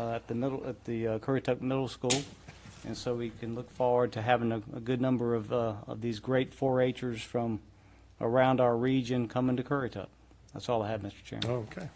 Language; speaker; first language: English; native; English